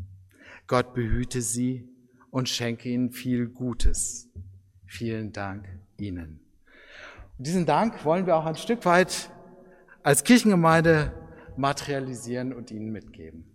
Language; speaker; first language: German; native; German